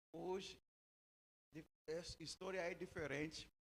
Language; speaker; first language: Portuguese; non-native, learner; Yoruba